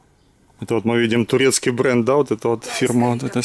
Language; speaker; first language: Russian; native; Russian